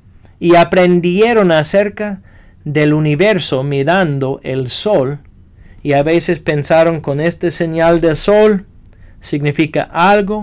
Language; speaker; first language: Spanish; non-native, fluent; English